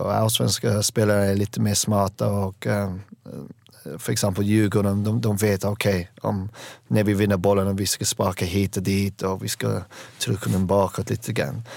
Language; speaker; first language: Swedish; non-native, learner; English